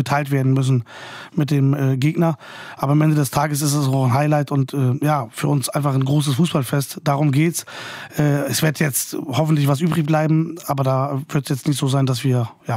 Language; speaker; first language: German; native; German